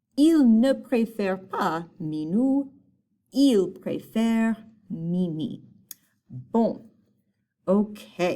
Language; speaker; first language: French; non-native, fluent; English